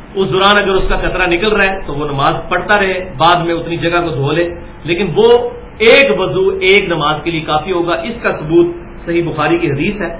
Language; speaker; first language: Urdu; non-native, local second language; Punjabi